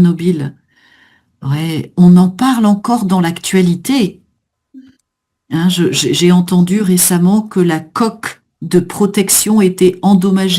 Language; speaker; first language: French; native; French